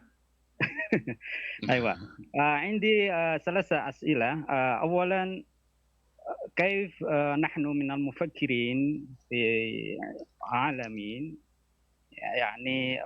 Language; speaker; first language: Arabic; non-native, learner; Indonesian